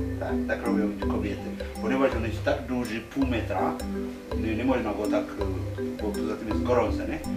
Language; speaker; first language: Polish; non-native, fluent; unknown